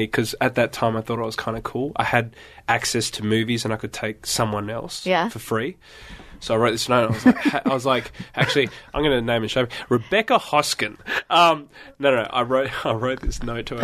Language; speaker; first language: English; native; English